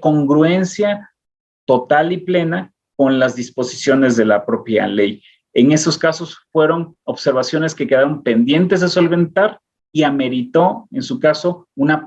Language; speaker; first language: Spanish; native; Spanish